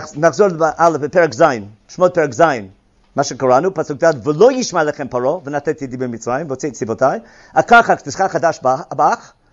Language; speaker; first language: Hebrew; non-native, fluent; English